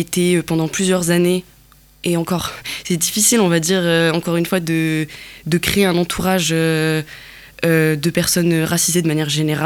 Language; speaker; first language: French; non-native, local second language; Kabyle